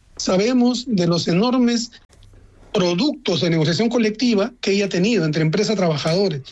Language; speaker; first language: Spanish; native; Spanish